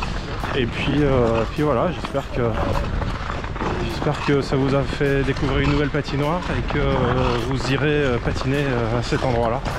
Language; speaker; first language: French; native; French